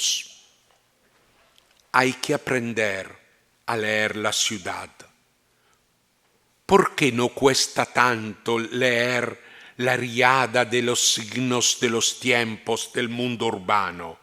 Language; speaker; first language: Spanish; non-native, fluent; Italian